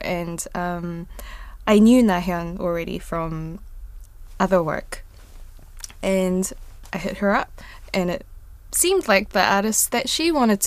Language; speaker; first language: English; non-native, local second language; Korean